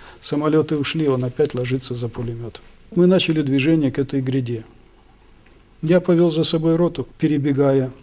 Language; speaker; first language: Russian; native; Russian